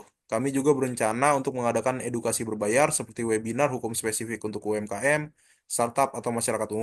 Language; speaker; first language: Indonesian; native; Indonesian